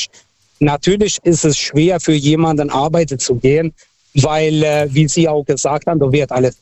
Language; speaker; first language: German; non-native, fluent; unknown